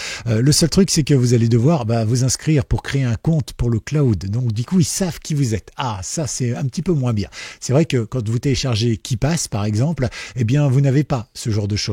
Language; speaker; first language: French; native; French